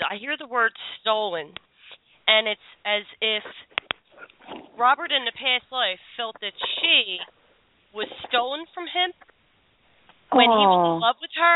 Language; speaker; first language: English; native; English